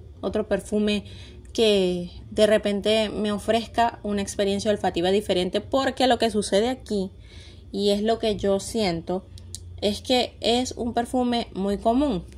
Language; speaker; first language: Spanish; native; Spanish